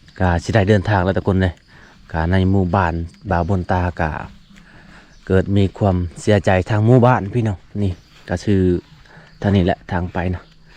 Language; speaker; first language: Lao; native; Lao